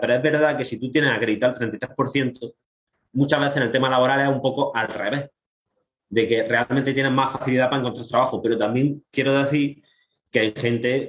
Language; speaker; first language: Spanish; native; Spanish